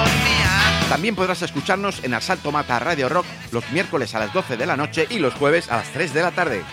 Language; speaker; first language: Spanish; native; Spanish